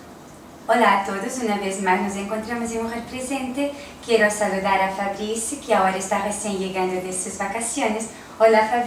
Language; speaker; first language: Spanish; native; Spanish